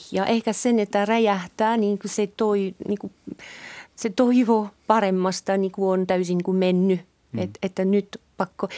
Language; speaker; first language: Finnish; non-native, fluent; French